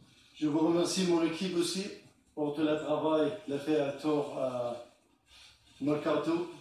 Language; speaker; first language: French; non-native, learner; Arabic